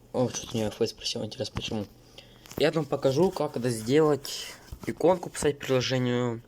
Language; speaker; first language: Russian; native; Russian